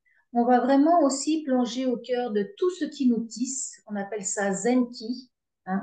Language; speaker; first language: French; native; French